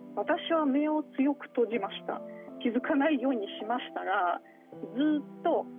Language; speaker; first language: Japanese; non-native, fluent; Russian